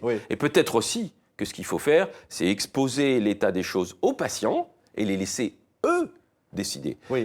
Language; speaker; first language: French; native; French